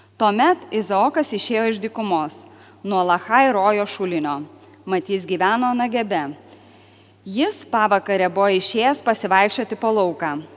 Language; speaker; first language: Lithuanian; native; Lithuanian